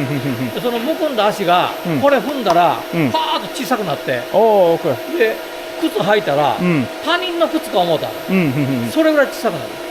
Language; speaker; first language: Japanese; native; Japanese